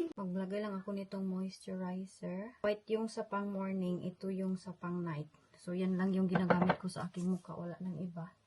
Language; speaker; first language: Filipino; non-native, local second language; Cebuano